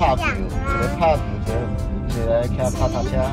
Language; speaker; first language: Chinese; native; Chinese